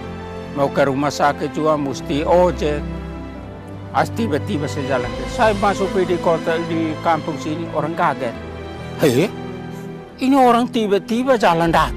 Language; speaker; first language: Indonesian; non-native, local second language; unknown